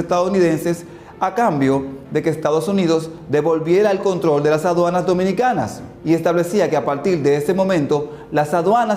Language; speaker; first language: Spanish; native; Spanish